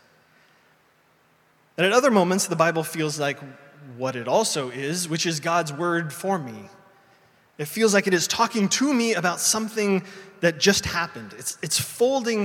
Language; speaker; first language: English; native; English